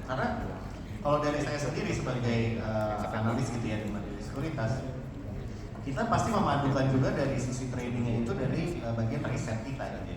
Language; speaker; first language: Indonesian; native; Indonesian